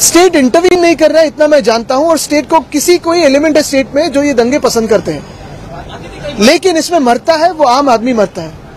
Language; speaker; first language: Hindi; non-native, local second language; Marathi